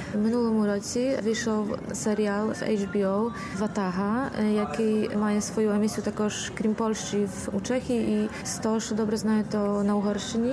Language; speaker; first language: Ukrainian; early bilingual, heritage; Ukrainian